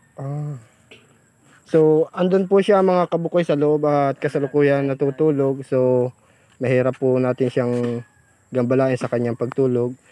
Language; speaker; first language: Filipino; native; Filipino